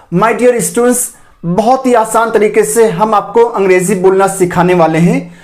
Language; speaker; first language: Hindi; native; Hindi